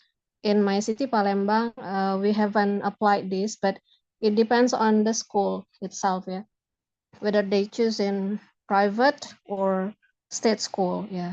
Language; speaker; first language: English; non-native, local second language; Indonesian